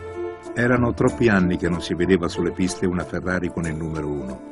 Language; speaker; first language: Italian; native; Italian